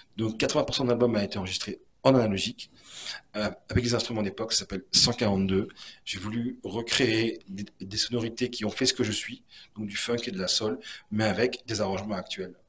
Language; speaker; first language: French; native; French